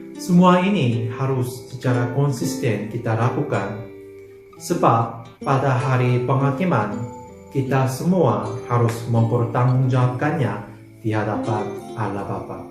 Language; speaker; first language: Indonesian; non-native, fluent; Korean